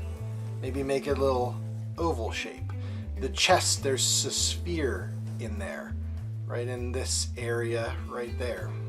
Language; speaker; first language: English; native; English